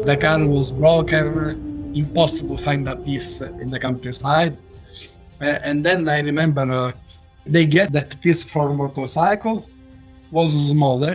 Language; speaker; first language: English; non-native, learner; Italian